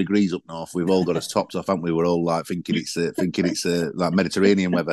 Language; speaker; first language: English; native; English